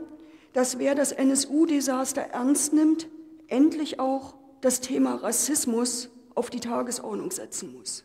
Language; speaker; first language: German; native; German